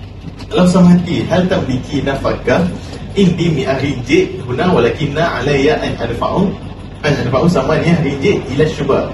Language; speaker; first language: Arabic; non-native, learner; Malay